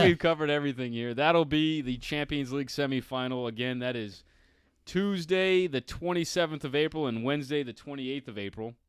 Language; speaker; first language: English; native; English